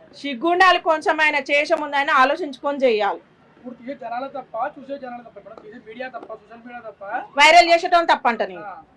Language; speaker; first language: Telugu; native; Telugu